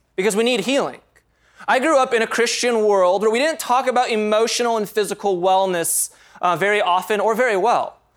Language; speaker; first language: English; native; English